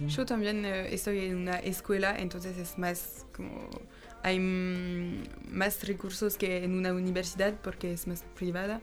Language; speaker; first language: Spanish; non-native, learner; French